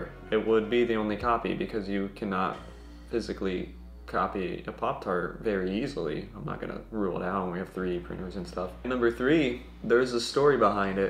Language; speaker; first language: English; native; English